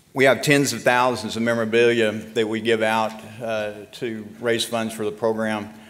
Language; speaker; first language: English; native; English